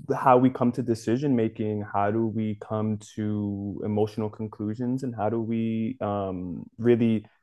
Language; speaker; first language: English; native; English